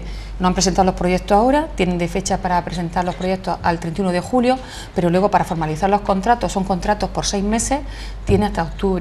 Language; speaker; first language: Spanish; native; Spanish